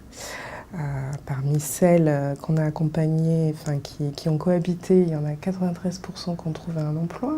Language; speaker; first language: French; native; French